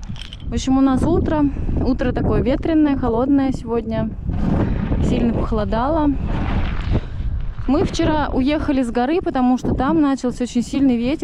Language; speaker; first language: Russian; native; Russian